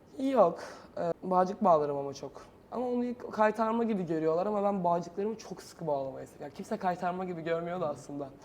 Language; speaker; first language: Turkish; native; Turkish